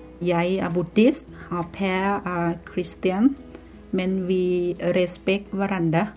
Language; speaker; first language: Norwegian; non-native, learner; Thai